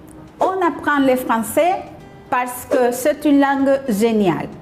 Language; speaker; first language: French; non-native, fluent; Spanish